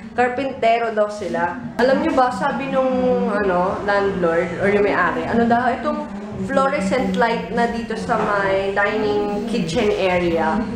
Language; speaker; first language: Filipino; early bilingual, heritage; Filipino